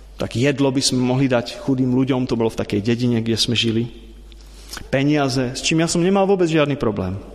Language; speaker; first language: Slovak; non-native, fluent; Czech